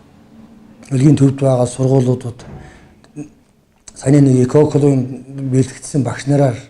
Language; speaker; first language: Mongolian; non-native, local second language; Kazakh